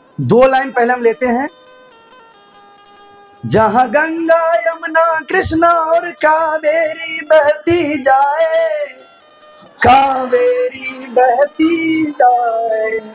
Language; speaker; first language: Hindi; native; Hindi